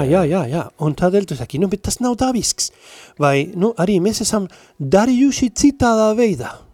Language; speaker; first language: Latvian; non-native, fluent; Spanish